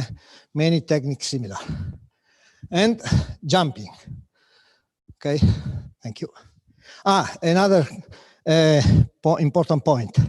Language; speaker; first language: English; non-native, learner; Italian